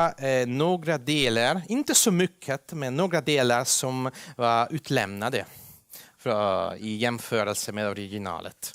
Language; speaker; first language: Swedish; non-native, fluent; Italian